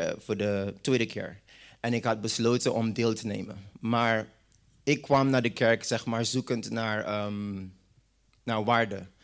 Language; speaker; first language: Dutch; non-native, local second language; English